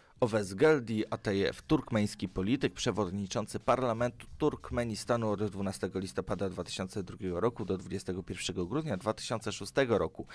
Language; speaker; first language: Polish; native; Polish